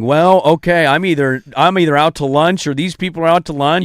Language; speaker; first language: English; native; English